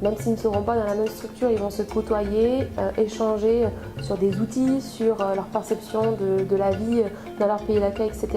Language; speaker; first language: French; native; French